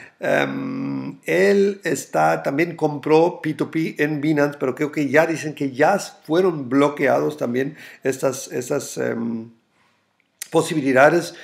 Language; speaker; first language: Spanish; non-native, fluent; German